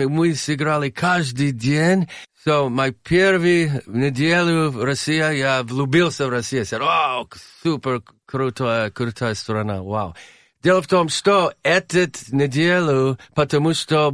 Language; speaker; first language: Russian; non-native, learner; English